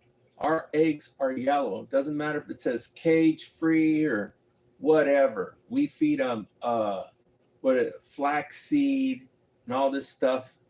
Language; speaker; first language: English; native; English